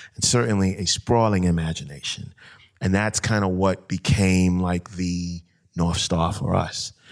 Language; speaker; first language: English; non-native, local second language; Akan